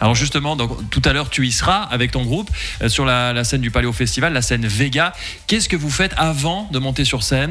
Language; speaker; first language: French; native; French